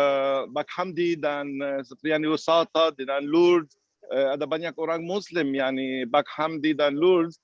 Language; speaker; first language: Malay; non-native, fluent; Arabic